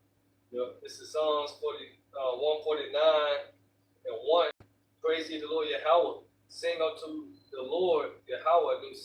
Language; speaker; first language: English; native; English